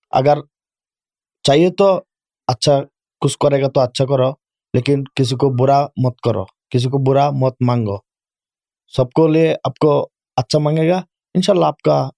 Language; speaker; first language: Urdu; non-native, learner; Bangla